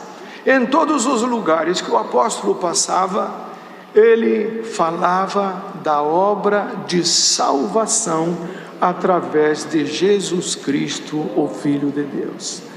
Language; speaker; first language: Portuguese; native; Portuguese